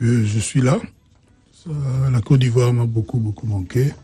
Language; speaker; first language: French; non-native, local second language; Lingala